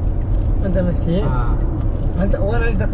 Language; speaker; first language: Arabic; native; Arabic